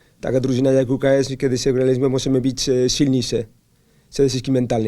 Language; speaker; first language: Polish; non-native, learner; Spanish